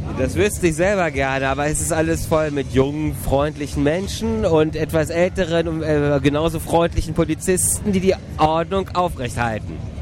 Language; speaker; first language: German; native; German